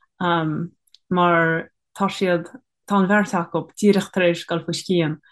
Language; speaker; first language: Irish; non-native, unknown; English